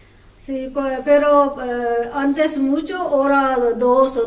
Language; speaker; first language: Spanish; non-native, learner; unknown